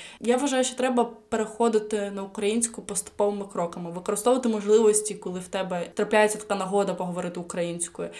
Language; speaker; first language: Ukrainian; non-native, local second language; Russian